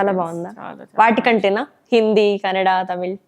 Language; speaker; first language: Telugu; native; Telugu